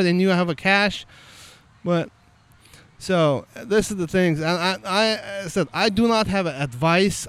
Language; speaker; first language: English; non-native, fluent; Azerbaijani